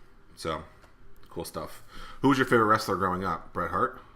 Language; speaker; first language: English; native; English